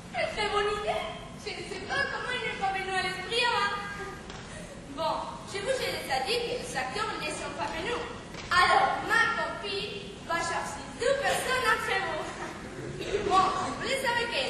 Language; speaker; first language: French; non-native, learner; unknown